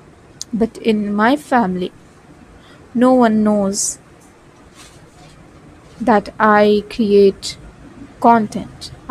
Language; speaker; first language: English; non-native, learner; Bhojpuri